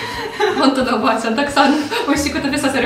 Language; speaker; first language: Japanese; non-native, learner; Russian